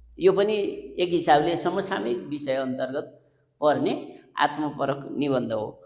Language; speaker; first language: Nepali; native; Nepali